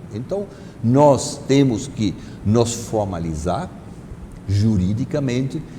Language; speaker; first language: Portuguese; non-native, fluent; German